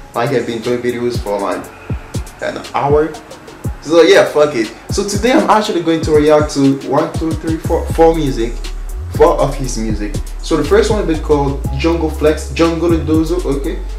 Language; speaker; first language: English; early bilingual, other home language; French